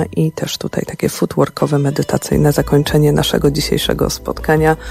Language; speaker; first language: Polish; native; Polish